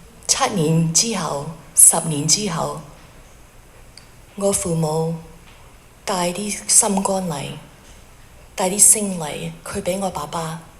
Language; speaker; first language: Cantonese; early bilingual, heritage; Cantonese